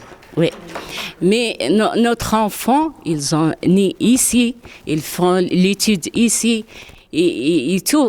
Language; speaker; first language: French; non-native, learner; Arabic